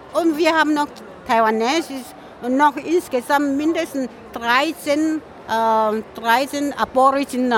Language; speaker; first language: German; non-native, learner; Min Nan Chinese